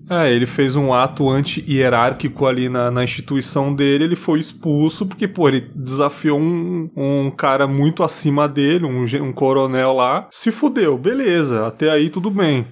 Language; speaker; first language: Portuguese; native; Portuguese